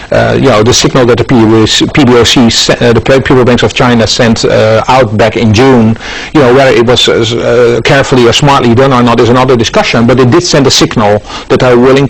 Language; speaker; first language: English; non-native, fluent; Dutch